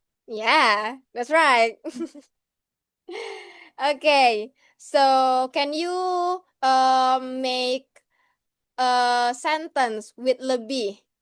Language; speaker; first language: English; non-native, learner; Indonesian